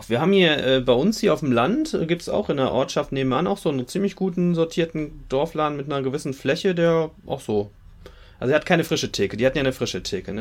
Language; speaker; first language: German; native; German